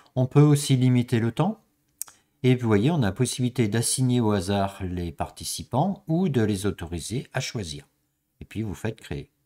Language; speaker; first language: French; native; French